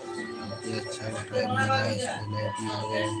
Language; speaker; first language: Hindi; non-native, local second language; Santali